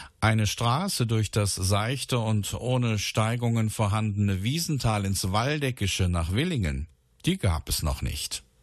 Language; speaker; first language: German; native; German